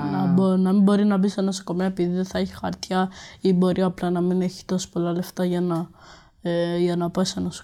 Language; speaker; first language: Greek; early bilingual, other home language; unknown